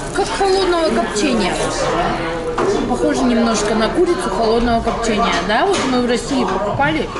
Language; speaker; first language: Russian; native; Russian